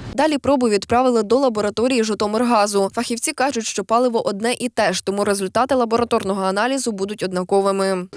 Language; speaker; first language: Ukrainian; native; Ukrainian